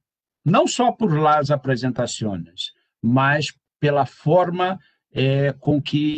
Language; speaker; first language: Spanish; non-native, learner; Portuguese